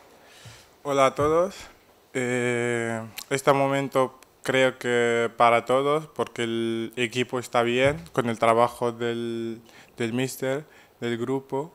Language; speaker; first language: Spanish; non-native, fluent; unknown